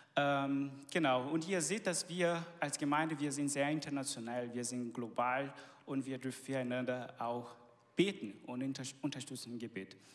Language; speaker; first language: German; non-native, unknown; Portuguese